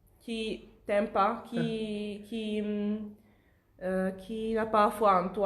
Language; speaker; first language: French; non-native, learner; Italian